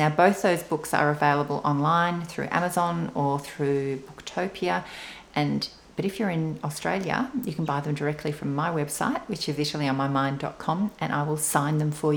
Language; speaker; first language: English; non-native, local second language; Venetian